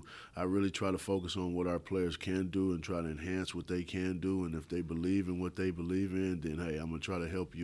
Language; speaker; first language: English; native; English